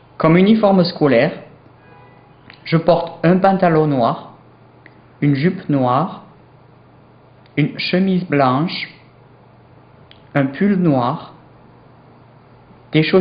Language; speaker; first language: French; non-native, learner; English